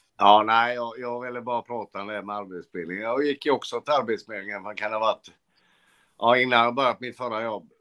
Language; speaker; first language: Swedish; native; Swedish